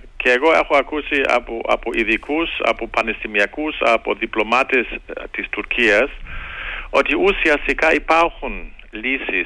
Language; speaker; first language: Greek; non-native, fluent; German